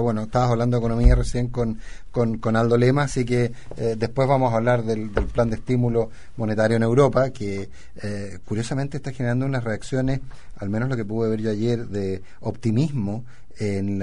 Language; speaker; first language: Spanish; native; Spanish